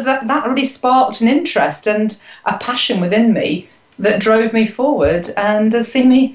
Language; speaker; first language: English; native; English